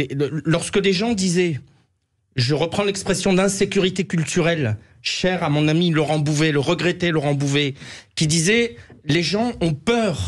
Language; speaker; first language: French; native; French